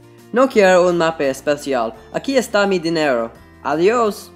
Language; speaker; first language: Spanish; non-native, learner; English